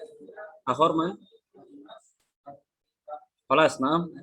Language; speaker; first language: Arabic; non-native, fluent; Indonesian